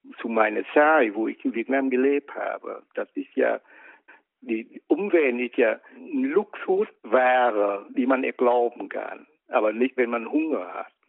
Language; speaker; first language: German; non-native, fluent; Vietnamese